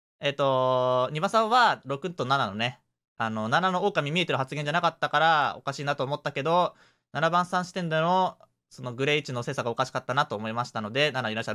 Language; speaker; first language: Japanese; native; Japanese